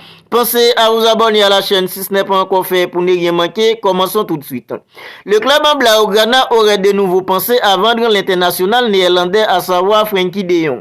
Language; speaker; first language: French; native; French